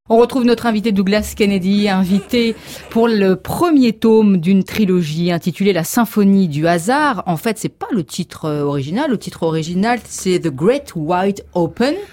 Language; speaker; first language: French; native; French